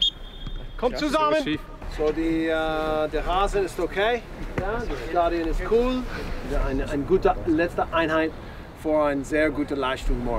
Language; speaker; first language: German; non-native, learner; English